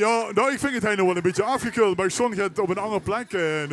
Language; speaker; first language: Dutch; native; Dutch